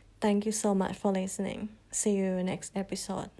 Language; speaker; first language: English; non-native, fluent; Thai